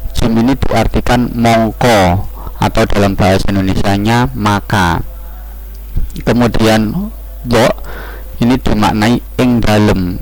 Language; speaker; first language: Indonesian; non-native, local second language; Javanese